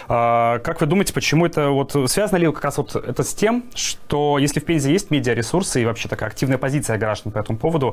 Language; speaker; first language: Russian; native; Russian